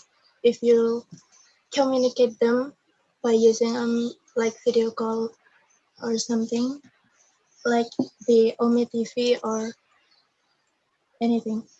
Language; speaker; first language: English; non-native, learner; Indonesian